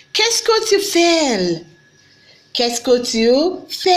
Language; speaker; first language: French; non-native, learner; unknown